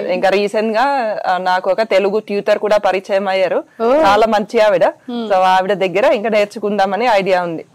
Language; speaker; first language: Telugu; non-native, fluent; Finnish